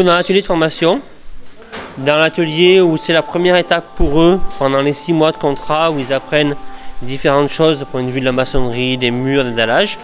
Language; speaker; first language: French; native; French